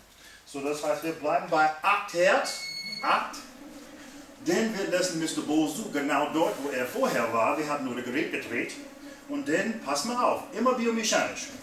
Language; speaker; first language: German; non-native, fluent; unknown